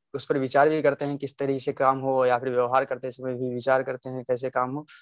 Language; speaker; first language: Hindi; native; Hindi